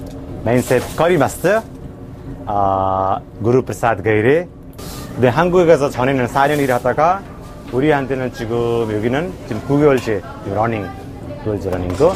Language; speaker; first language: Korean; non-native, fluent; Nepali